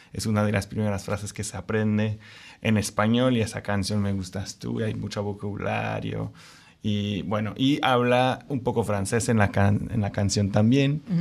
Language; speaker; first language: Spanish; non-native, fluent; French